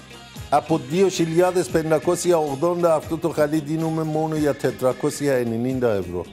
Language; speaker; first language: Greek; non-native, fluent; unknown